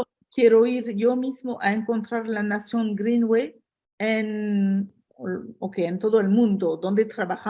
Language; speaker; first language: Spanish; non-native, fluent; French